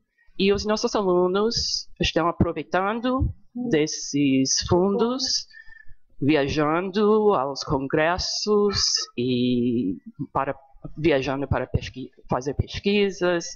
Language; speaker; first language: Portuguese; non-native, fluent; English